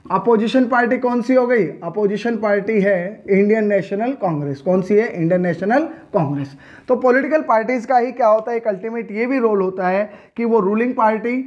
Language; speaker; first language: Hindi; native; Hindi